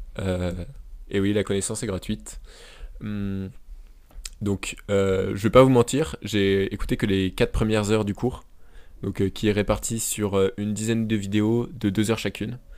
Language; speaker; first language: French; native; French